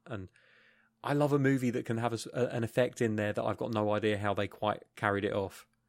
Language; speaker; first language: English; native; English